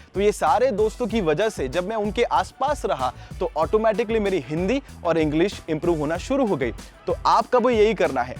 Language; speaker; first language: Hindi; non-native, local second language; Gujarati